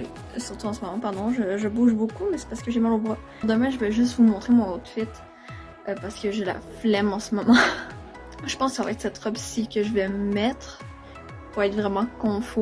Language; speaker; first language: French; native; French